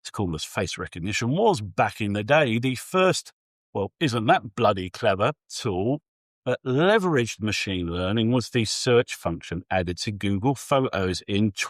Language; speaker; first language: English; native; English